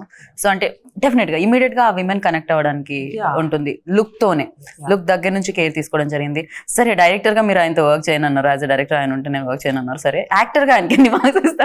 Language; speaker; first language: Telugu; native; Telugu